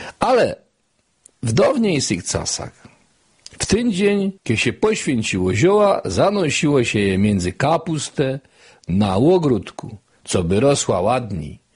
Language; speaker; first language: Polish; native; Polish